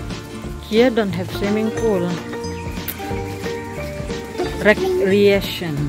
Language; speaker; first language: English; non-native, local second language; Malay